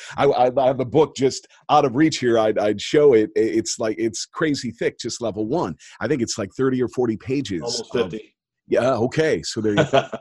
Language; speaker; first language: English; native; English